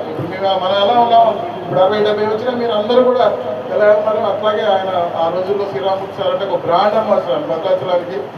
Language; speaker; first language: Telugu; non-native, local second language; Urdu